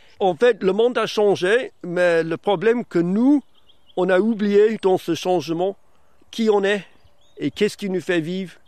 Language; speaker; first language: French; non-native, fluent; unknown